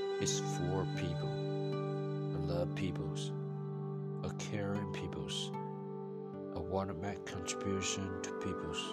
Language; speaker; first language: English; non-native, learner; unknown